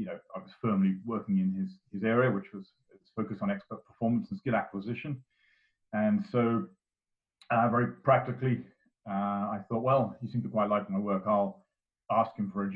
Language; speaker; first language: English; native; English